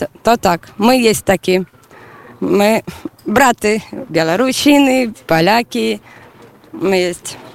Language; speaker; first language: Polish; non-native, learner; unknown